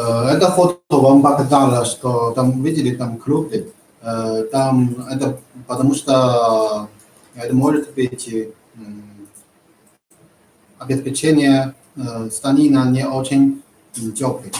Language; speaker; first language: Russian; non-native, learner; Chinese